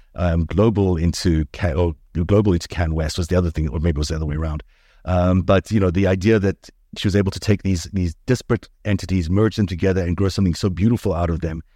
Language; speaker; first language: English; early bilingual, other home language; Hebrew